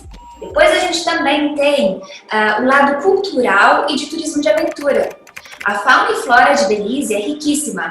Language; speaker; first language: Portuguese; native; Portuguese